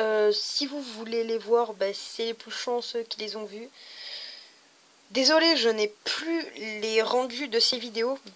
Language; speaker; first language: French; native; French